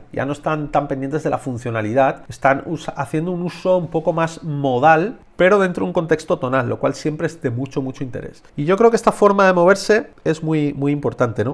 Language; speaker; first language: Spanish; native; Spanish